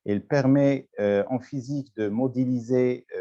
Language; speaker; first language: French; non-native, local second language; Arabic